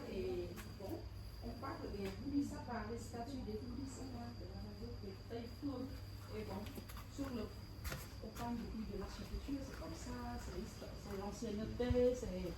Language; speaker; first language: French; non-native, fluent; Vietnamese